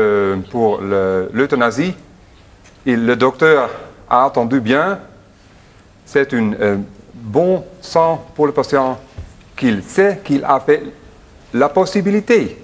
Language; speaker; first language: French; non-native, learner; Dutch